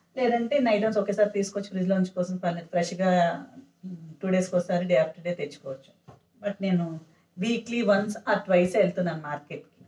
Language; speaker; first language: Telugu; native; Telugu